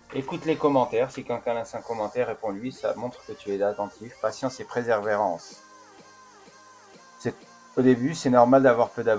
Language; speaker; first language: French; native; French